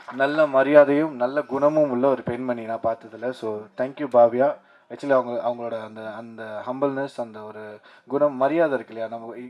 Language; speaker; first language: Tamil; early bilingual, heritage; Tamil